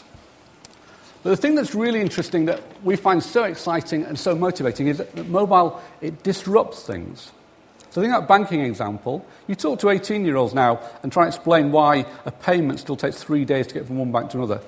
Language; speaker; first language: English; native; English